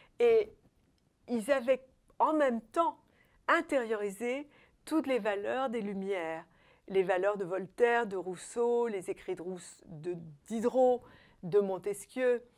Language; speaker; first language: French; native; French